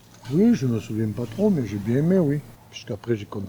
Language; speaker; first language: French; native; French